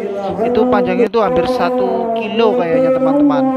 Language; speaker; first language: Indonesian; native; Indonesian